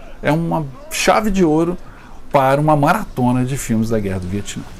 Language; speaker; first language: Portuguese; native; Portuguese